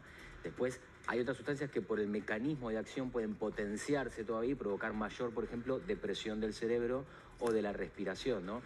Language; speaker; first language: Spanish; native; Spanish